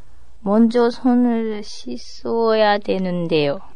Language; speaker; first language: Korean; non-native, learner; Japanese